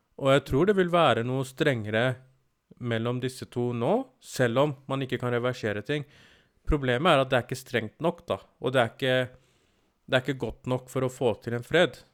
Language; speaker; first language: Norwegian; early bilingual, other home language; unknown